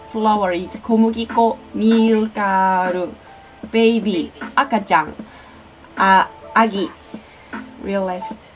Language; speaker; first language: English; non-native, learner; Korean